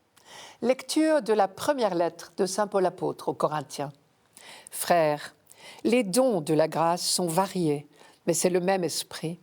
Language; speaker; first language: French; native; French